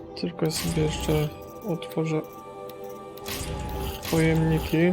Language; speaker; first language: Polish; native; Polish